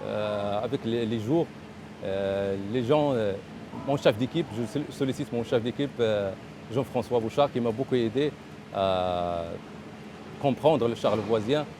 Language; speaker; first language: French; non-native, local second language; Arabic